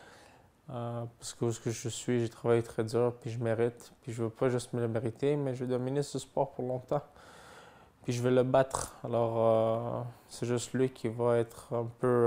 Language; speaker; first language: French; native; French